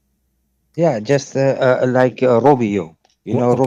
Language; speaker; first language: English; non-native, fluent; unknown